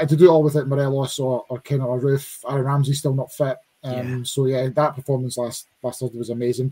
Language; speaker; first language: English; native; English